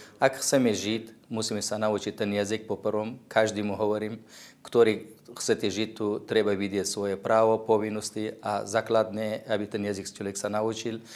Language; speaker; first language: Slovak; non-native, fluent; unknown